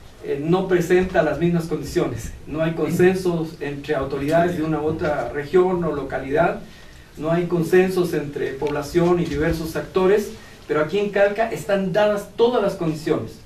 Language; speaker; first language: Spanish; native; Spanish